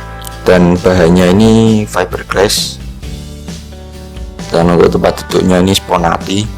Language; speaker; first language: Indonesian; native; Indonesian